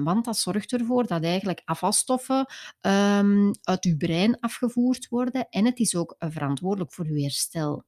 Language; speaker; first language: Dutch; native; Dutch